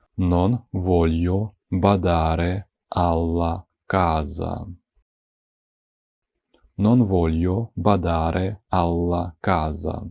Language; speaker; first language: Italian; non-native, fluent; Ukrainian